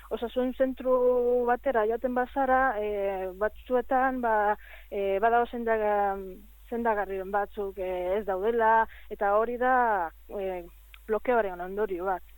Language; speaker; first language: Basque; non-native, learner; Spanish